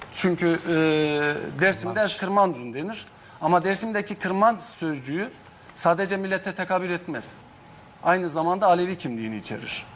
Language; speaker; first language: Turkish; non-native, local second language; Zaza